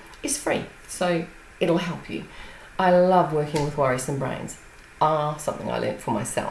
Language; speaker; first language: English; native; English